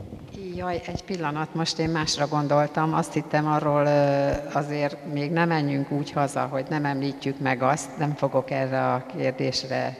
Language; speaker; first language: Hungarian; native; Hungarian